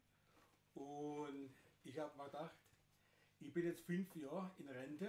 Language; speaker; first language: German; native; German